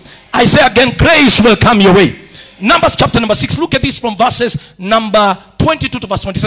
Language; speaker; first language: English; non-native, local second language; Swahili